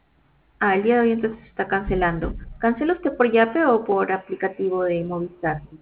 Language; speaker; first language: Spanish; native; Spanish